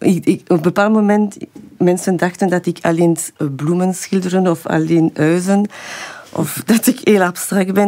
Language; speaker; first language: Dutch; non-native, fluent; French